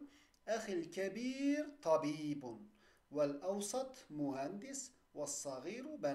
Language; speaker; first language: Arabic; non-native, fluent; Turkish